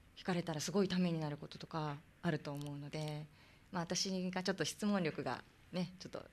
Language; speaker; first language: Japanese; native; Japanese